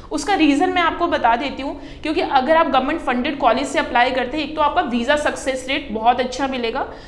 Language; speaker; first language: Hindi; non-native, local second language; Punjabi